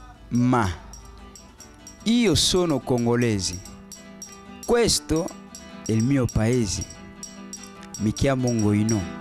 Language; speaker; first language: Italian; non-native, learner; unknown